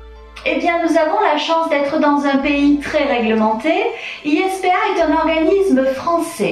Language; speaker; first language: French; native; French